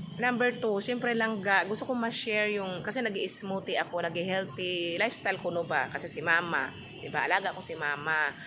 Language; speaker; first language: Filipino; non-native, local second language; Cebuano